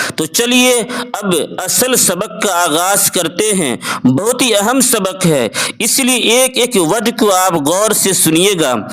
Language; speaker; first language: Urdu; native; Urdu